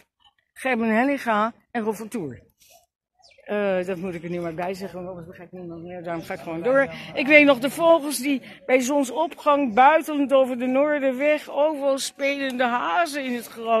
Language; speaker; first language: Dutch; native; Dutch